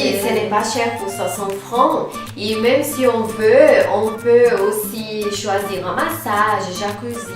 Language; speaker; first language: French; non-native, fluent; Portuguese